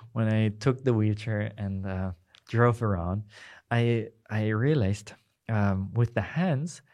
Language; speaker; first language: English; non-native, fluent; German